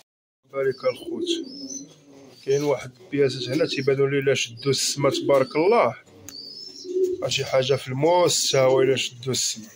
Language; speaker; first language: Arabic; native; Arabic